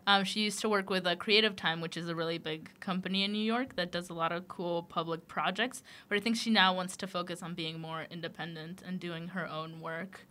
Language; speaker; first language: English; early bilingual, other home language; Spanish